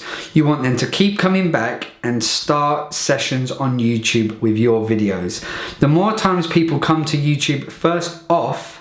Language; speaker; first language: English; native; English